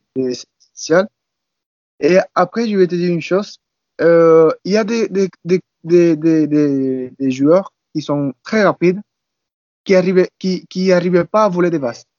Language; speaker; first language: French; non-native, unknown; Spanish